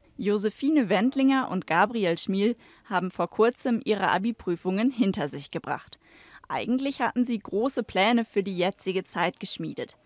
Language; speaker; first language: German; native; German